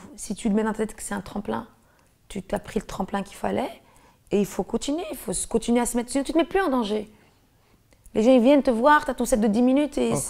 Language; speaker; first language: French; native; French